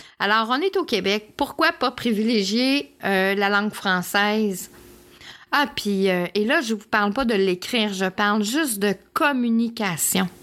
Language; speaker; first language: French; native; French